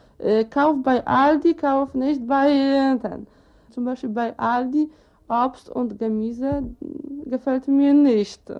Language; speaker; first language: German; non-native, learner; Polish